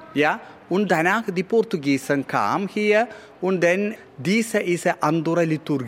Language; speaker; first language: German; non-native, learner; Malayalam